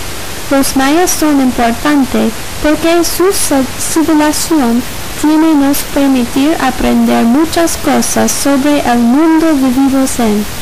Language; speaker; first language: Spanish; non-native, learner; English